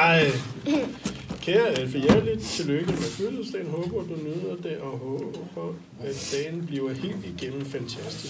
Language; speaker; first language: Danish; native; Danish